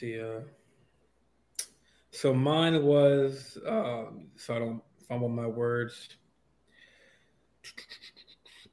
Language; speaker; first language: English; native; English